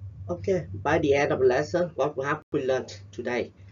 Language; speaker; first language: English; non-native, fluent; Vietnamese